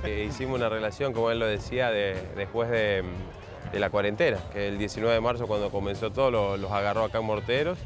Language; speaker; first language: Spanish; native; Spanish